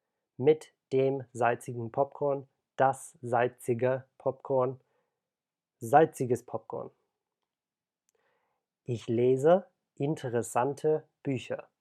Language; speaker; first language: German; non-native, fluent; English